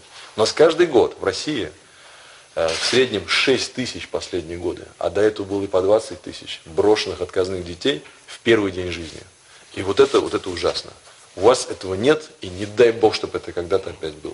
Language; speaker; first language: Russian; native; Russian